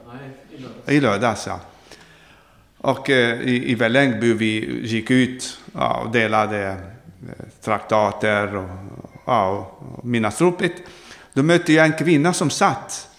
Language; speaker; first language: Swedish; non-native, fluent; Arabic